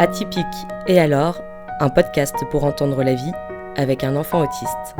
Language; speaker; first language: French; native; French